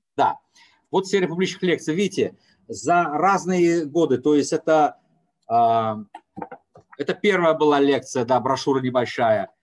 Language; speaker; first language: Russian; non-native, local second language; Tajik